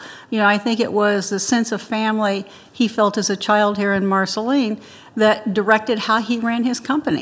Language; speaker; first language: English; native; English